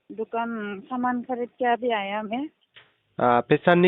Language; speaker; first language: Hindi; non-native, local second language; Assamese